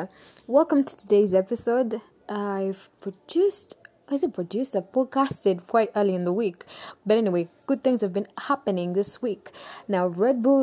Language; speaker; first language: English; non-native, local second language; Ganda